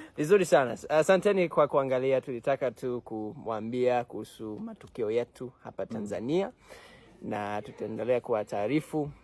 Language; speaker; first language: Swahili; non-native, fluent; English